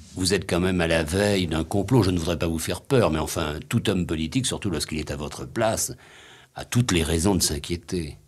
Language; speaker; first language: French; native; French